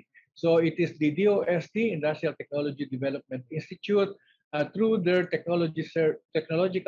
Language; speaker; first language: English; non-native, local second language; Filipino